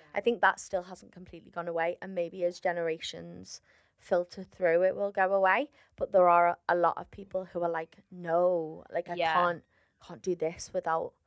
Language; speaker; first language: English; native; English